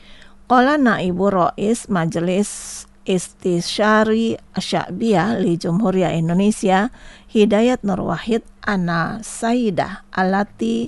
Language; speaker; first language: Arabic; non-native, fluent; Indonesian